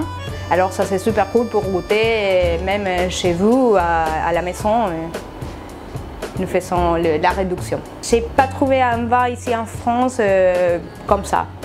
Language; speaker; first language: French; non-native, fluent; Spanish